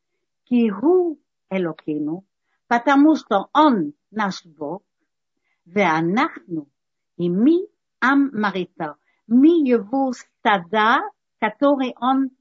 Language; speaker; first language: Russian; early bilingual, heritage; Russian